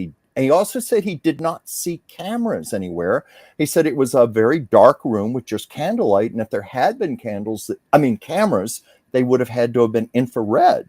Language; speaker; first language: English; native; English